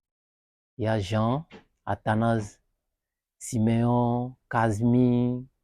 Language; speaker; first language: French; non-native, learner; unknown